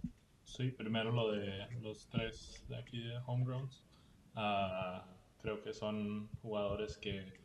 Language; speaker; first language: Spanish; early bilingual, heritage; Spanish